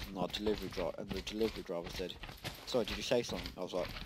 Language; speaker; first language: English; native; English